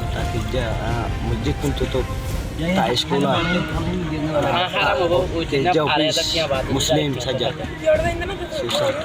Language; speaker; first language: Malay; non-native, learner; Rohingya